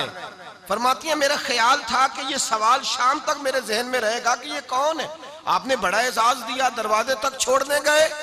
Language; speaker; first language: Hindi; non-native, local second language; Punjabi